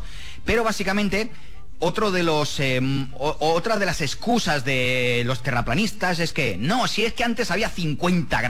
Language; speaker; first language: Spanish; native; Spanish